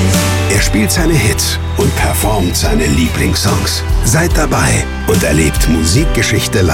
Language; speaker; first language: German; native; German